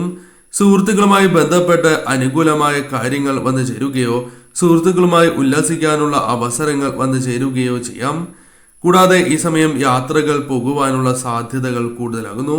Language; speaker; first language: Malayalam; native; Malayalam